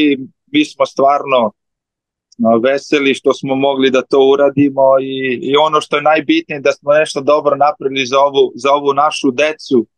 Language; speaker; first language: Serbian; early bilingual, heritage; Slovenian